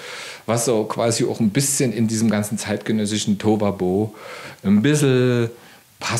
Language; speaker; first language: German; native; German